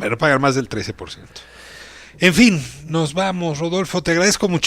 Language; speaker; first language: Spanish; native; Spanish